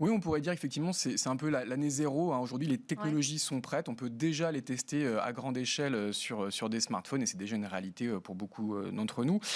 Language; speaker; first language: French; native; French